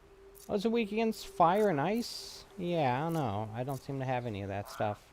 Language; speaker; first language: English; native; English